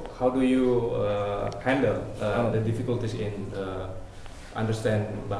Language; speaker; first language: English; non-native, fluent; Indonesian